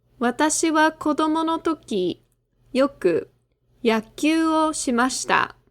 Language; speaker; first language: Japanese; non-native, fluent; English